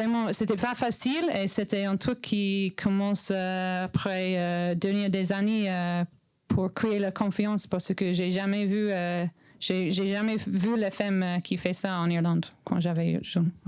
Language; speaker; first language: French; non-native, learner; English